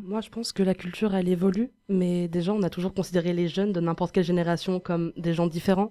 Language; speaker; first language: French; native; French